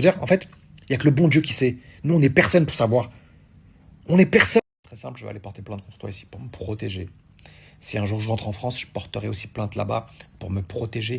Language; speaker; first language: French; native; French